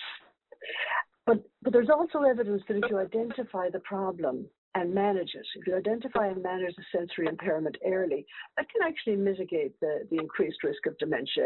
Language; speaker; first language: English; native; English